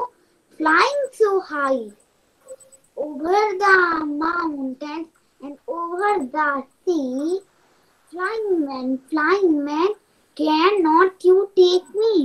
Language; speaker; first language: English; non-native, learner; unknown